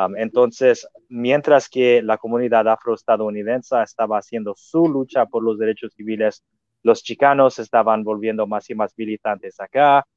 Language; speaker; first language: Spanish; non-native, fluent; English